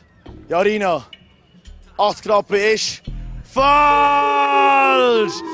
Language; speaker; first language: German; native; German